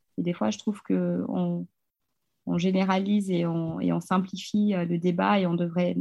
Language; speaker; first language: French; non-native, local second language; Fula